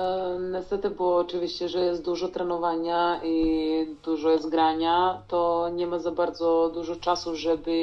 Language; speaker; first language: Polish; non-native, fluent; Serbian